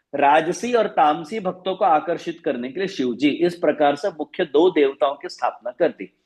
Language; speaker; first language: Hindi; non-native, local second language; Gujarati